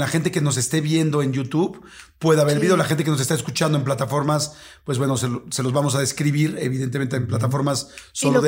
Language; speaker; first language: Spanish; native; Spanish